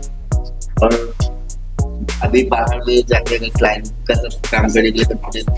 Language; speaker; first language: Hindi; non-native, local second language; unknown